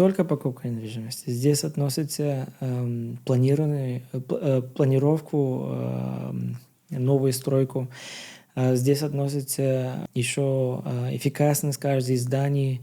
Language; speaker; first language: Russian; non-native, learner; Bulgarian